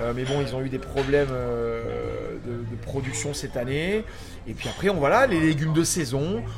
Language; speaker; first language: French; native; French